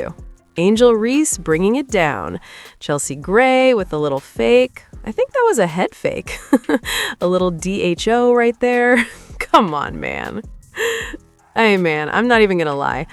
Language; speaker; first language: English; native; English